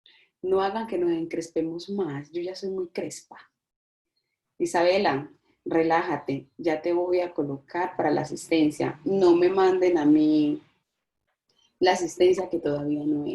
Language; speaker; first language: Spanish; native; Spanish